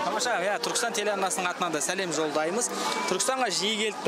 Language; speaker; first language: Kazakh; native; Kazakh